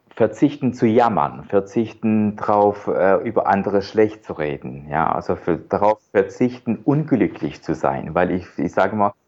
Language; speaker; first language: German; non-native, fluent; Persian